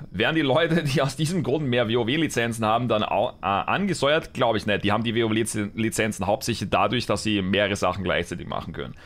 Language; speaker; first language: German; native; German